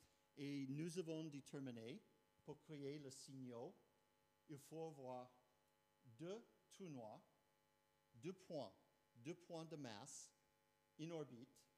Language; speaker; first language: French; non-native, fluent; English